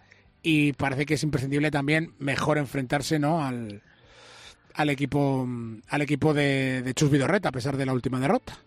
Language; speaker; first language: Spanish; native; Spanish